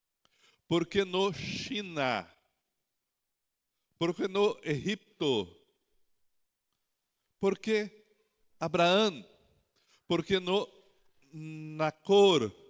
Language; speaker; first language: Spanish; non-native, learner; Portuguese